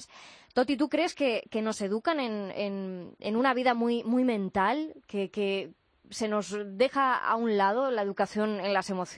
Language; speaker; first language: Spanish; native; Spanish